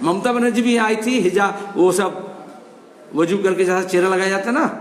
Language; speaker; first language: Hindi; non-native, local second language; Bangla